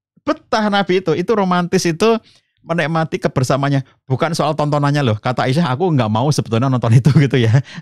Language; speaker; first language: Indonesian; native; Indonesian